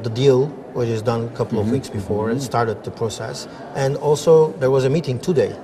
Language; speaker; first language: English; non-native, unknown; Turkish